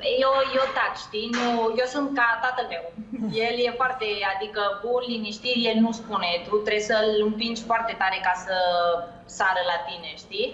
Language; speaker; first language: Romanian; early bilingual, heritage; Spanish